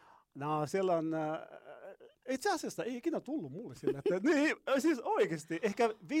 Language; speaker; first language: Finnish; non-native, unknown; Arabic